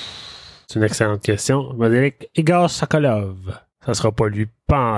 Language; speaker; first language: French; native; French